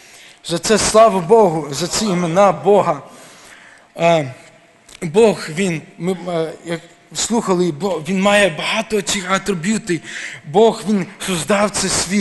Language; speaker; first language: Ukrainian; early bilingual, heritage; Ukrainian